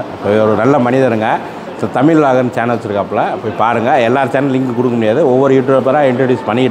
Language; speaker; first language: Tamil; native; Tamil